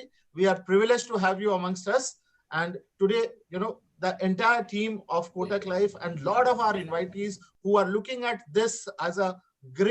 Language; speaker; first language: Hindi; native; Hindi